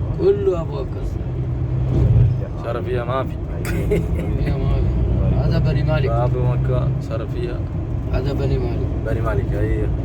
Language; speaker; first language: Arabic; non-native, learner; Malayalam